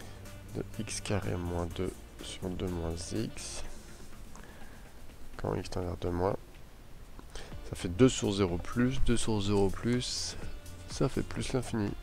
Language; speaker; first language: French; native; French